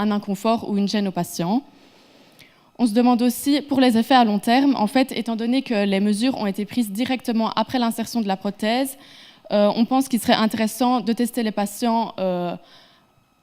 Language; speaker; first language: French; native; French